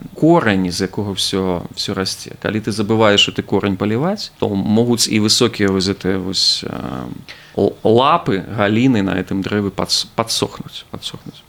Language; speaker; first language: Belarusian; non-native, local second language; Russian